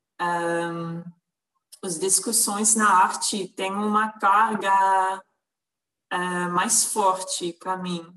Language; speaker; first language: Portuguese; non-native, fluent; Dutch